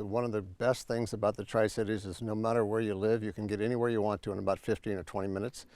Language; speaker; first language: English; native; English